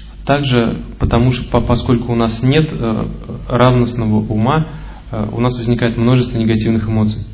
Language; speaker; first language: Russian; native; Russian